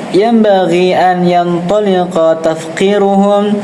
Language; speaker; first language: Arabic; non-native, learner; Indonesian